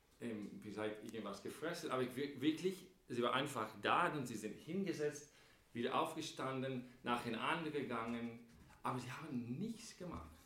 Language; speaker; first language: German; non-native, fluent; English